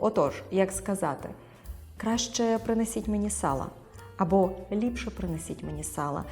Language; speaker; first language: Ukrainian; native; Ukrainian